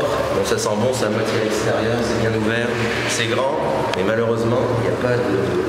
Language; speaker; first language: French; native; French